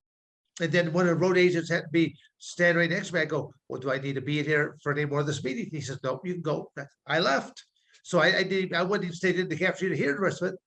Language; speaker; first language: English; native; English